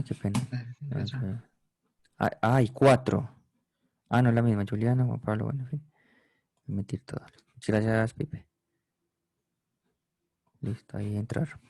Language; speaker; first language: Spanish; native; Spanish